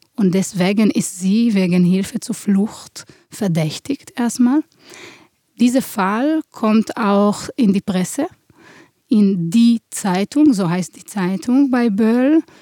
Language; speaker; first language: German; non-native, fluent; Hebrew